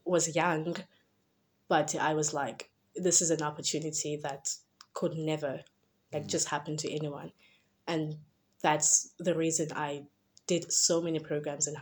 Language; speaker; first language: English; non-native, local second language; Xhosa